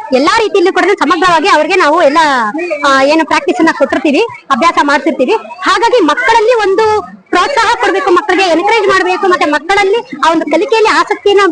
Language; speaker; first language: Kannada; native; Kannada